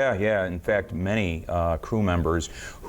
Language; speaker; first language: English; native; English